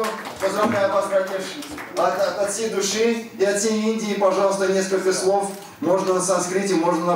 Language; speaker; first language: Russian; native; Russian